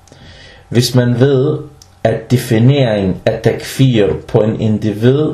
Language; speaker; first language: Danish; early bilingual, other home language; Arabic